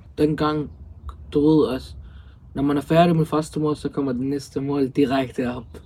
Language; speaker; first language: Danish; early bilingual, other home language; Arabic